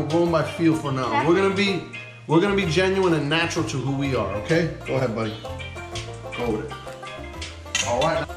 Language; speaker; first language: English; native; English